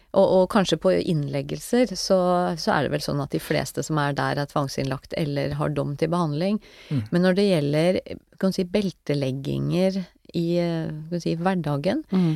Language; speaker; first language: Norwegian; native; Norwegian